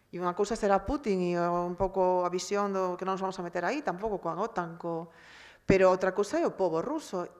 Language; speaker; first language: Galician; native; Galician